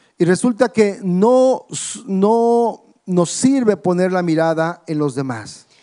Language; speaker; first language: Spanish; native; Spanish